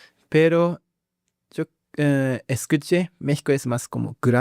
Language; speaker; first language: Spanish; non-native, learner; Japanese